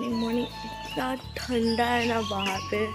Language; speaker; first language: Hindi; non-native, local second language; Assamese